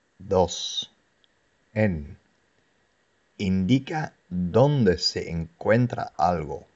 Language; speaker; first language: Spanish; non-native, fluent; Dutch